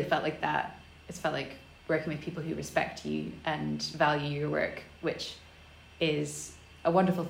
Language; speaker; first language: English; native; English